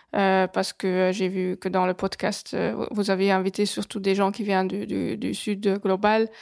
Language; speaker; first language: French; non-native, fluent; Hungarian